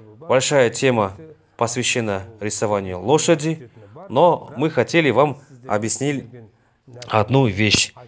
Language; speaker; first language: Russian; non-native, local second language; Kazakh